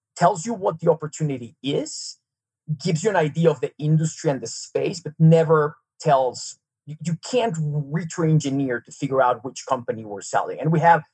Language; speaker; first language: English; non-native, fluent; Serbian